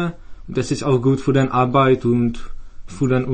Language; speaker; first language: German; non-native, fluent; Czech